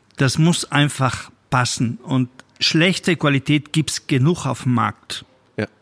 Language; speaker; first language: German; non-native, fluent; Italian